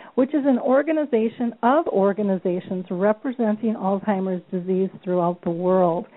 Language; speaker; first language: English; non-native, fluent; Dutch